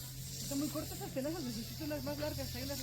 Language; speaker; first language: Spanish; native; Spanish